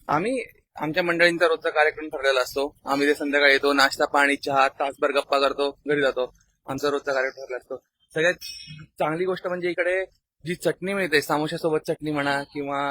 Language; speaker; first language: Marathi; native; Marathi